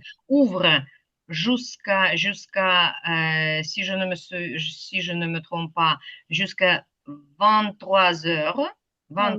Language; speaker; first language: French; non-native, fluent; Ukrainian